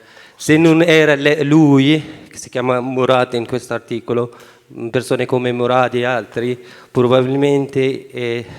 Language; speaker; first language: Italian; non-native, fluent; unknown